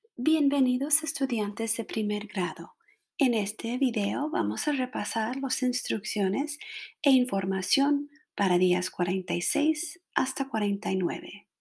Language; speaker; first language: Spanish; non-native, fluent; English